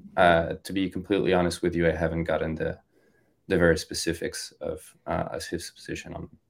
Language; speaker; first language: English; non-native, fluent; French